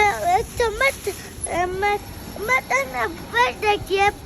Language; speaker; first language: Arabic; early bilingual, other home language; Urdu